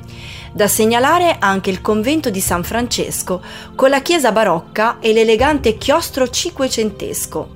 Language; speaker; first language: Italian; native; Italian